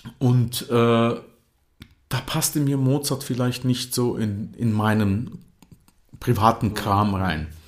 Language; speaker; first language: German; non-native, fluent; Croatian